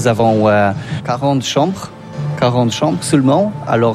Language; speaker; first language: French; non-native, learner; Polish